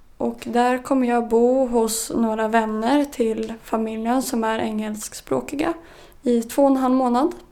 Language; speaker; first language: Swedish; native; Swedish